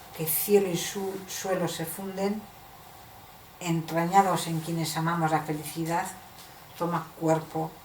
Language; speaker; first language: Spanish; non-native, local second language; Basque